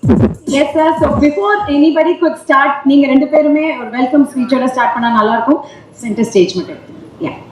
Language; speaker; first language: Tamil; native; Tamil